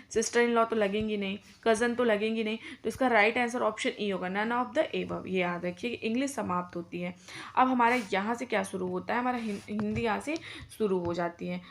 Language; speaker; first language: Hindi; native; Hindi